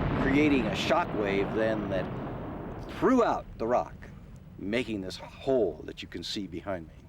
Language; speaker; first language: English; native; English